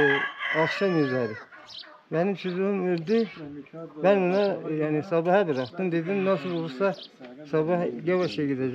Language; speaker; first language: Turkish; non-native, local second language; Kurdish